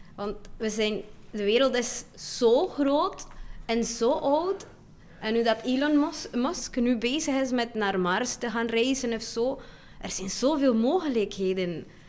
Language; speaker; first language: Dutch; non-native, fluent; Spanish